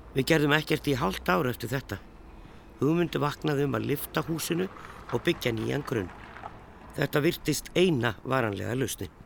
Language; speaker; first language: Icelandic; native; Icelandic